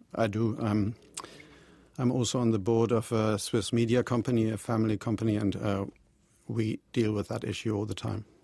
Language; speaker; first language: English; non-native, fluent; German